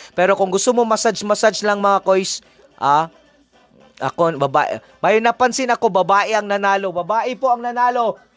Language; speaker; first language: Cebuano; native; Cebuano